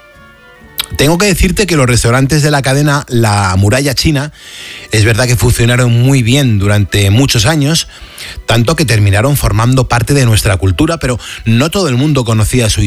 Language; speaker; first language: Spanish; native; Spanish